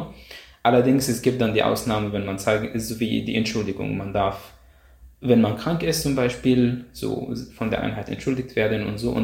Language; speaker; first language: German; non-native, fluent; Arabic